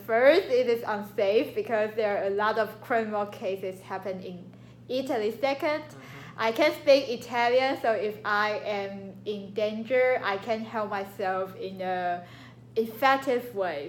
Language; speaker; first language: English; non-native, learner; Chinese